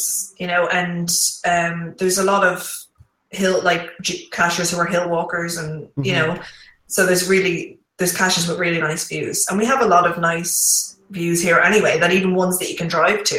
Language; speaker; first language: English; native; English